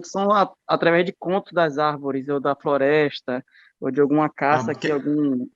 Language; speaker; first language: Portuguese; native; Portuguese